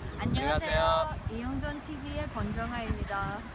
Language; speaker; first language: Korean; early bilingual, heritage; English